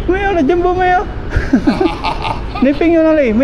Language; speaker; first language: Chinese; non-native, learner; Filipino